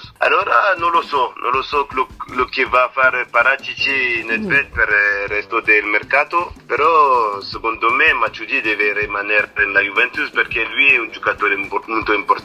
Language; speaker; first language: Italian; non-native, fluent; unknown